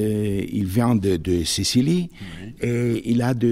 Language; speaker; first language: French; non-native, fluent; Italian